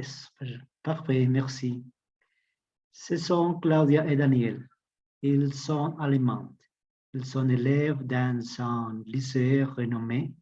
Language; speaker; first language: French; non-native, learner; Spanish